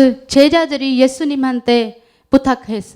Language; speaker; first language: Korean; non-native, learner; Urdu